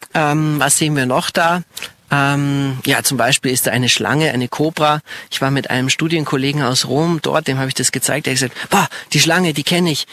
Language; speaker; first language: German; native; German